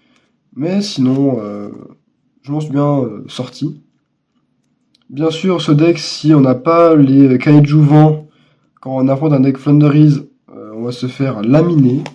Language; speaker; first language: French; native; French